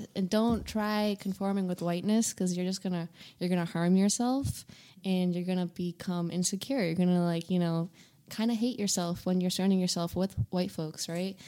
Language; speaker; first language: English; early bilingual, other home language; Hindi